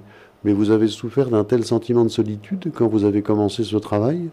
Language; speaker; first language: French; native; French